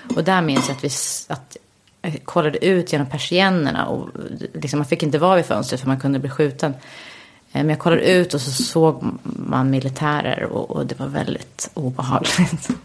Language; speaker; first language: Swedish; early bilingual, heritage; Swedish